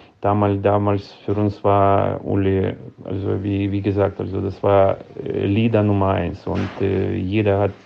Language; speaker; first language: German; non-native, fluent; Lithuanian